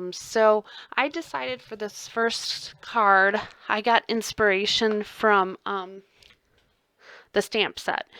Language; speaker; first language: English; native; English